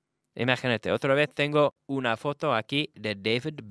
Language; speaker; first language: Spanish; non-native, fluent; English